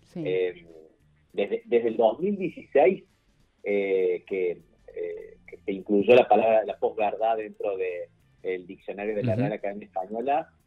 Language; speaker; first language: Spanish; native; Spanish